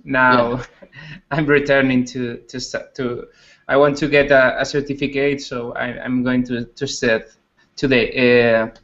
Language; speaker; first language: English; non-native, learner; Spanish